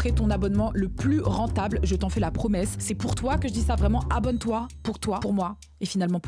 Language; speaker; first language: French; native; French